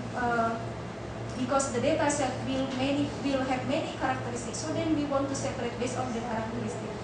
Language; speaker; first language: English; non-native, fluent; Indonesian